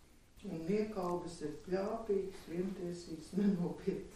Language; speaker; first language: Latvian; native; Latvian